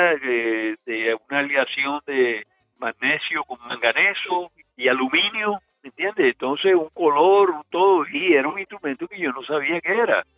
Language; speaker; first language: Spanish; native; Spanish